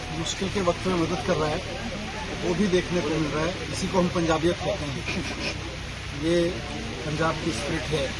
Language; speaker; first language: Hindi; native; Hindi